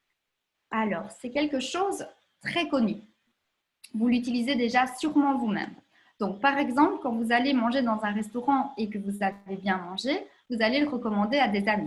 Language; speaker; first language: French; native; French